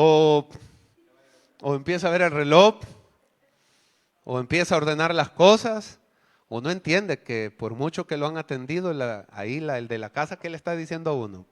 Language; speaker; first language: Spanish; native; Spanish